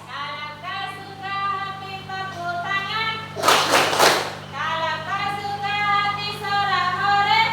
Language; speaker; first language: Indonesian; native; Indonesian